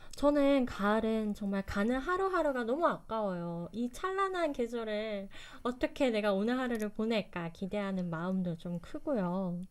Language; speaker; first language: Korean; native; Korean